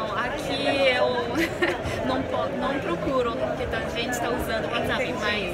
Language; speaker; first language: Portuguese; non-native, learner; Japanese